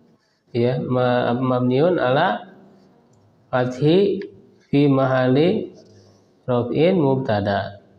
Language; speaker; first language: Arabic; non-native, fluent; Indonesian